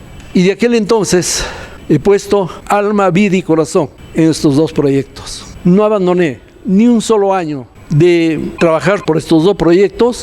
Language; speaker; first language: Spanish; native; Spanish